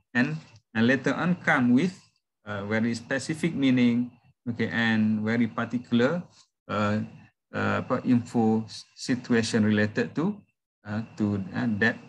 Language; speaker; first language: English; non-native, local second language; Malay